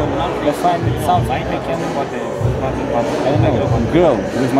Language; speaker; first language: English; non-native, learner; Romanian